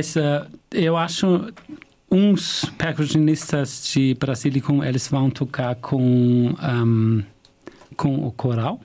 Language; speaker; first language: Portuguese; non-native, fluent; German